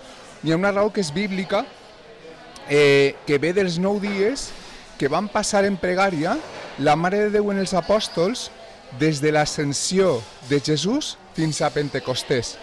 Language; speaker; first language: Catalan; native; Catalan